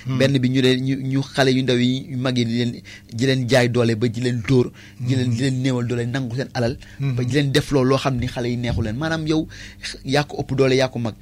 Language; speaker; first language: Wolof; native; Wolof